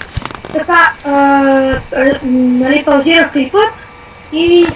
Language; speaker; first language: Bulgarian; native; Bulgarian